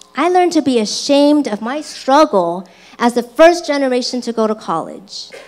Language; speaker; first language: English; early bilingual, other home language; Chinese